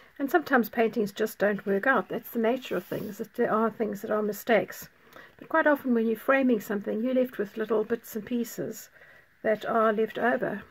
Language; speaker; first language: English; native; English